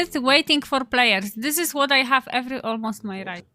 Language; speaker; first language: English; non-native, learner; Polish